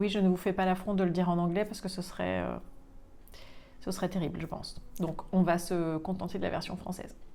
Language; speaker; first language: French; native; French